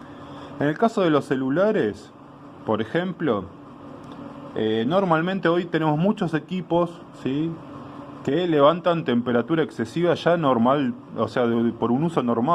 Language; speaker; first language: Spanish; native; Spanish